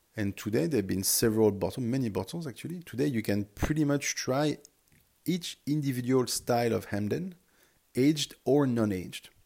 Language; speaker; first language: English; non-native, fluent; French